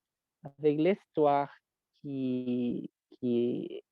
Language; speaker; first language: French; non-native, learner; Spanish